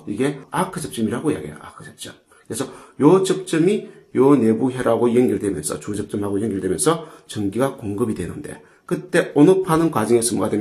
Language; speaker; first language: Korean; native; Korean